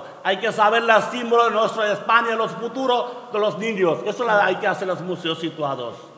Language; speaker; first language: Spanish; non-native, learner; Bangla